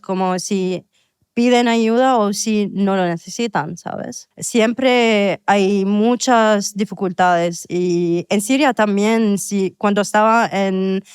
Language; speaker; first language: Spanish; non-native, fluent; Arabic